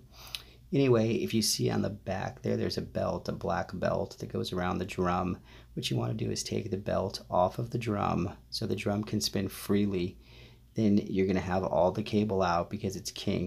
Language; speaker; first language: English; native; English